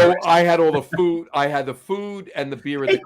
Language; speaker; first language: English; native; English